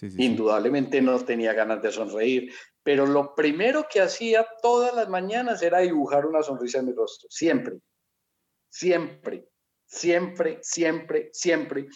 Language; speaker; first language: Spanish; native; Spanish